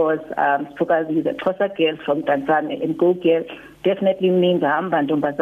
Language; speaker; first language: English; non-native, local second language; Xhosa